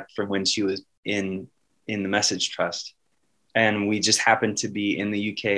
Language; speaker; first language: English; native; English